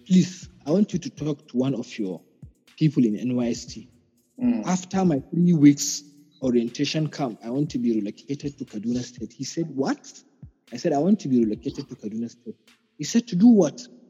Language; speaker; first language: English; non-native, local second language; Hausa